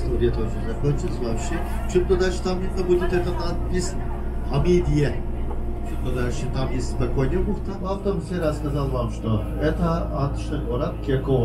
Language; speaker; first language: Russian; non-native, learner; Turkish